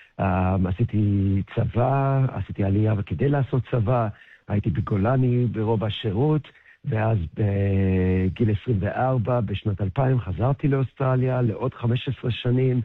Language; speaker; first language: Hebrew; early bilingual, heritage; English